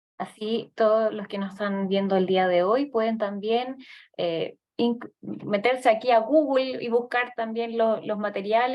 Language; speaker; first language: Spanish; native; Spanish